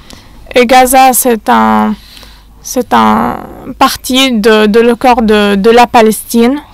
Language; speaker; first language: French; non-native, fluent; Arabic